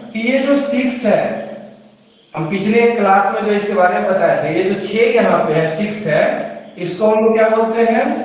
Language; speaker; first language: Hindi; native; Hindi